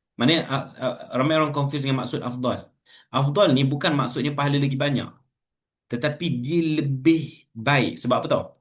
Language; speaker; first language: Malay; native; Malay